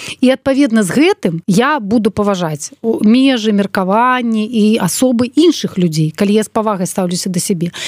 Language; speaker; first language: Belarusian; non-native, local second language; Russian